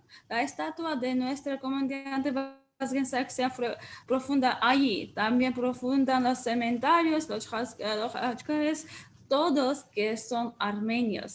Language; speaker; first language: Spanish; non-native, fluent; Armenian